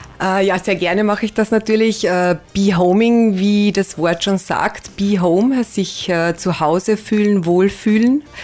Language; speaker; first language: German; native; German